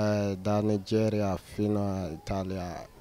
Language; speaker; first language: Italian; non-native, learner; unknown